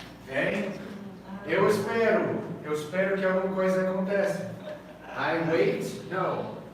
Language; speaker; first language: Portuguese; non-native, fluent; English